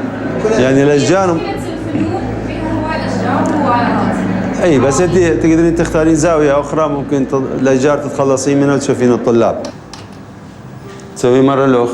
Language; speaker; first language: Arabic; native; Arabic